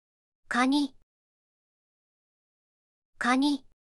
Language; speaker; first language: Japanese; native; Japanese